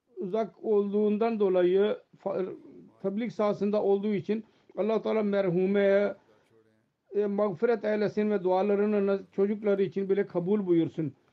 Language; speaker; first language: Turkish; non-native, fluent; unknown